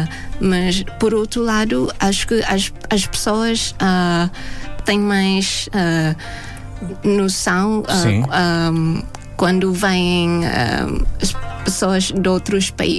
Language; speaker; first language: Portuguese; non-native, fluent; Thai